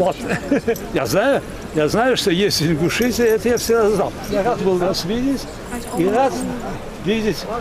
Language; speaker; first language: Russian; early bilingual, heritage; Russian